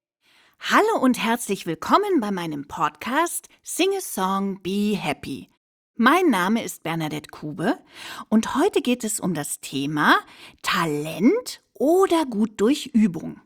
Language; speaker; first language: German; native; German